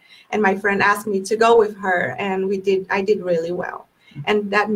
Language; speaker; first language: English; non-native, learner; Portuguese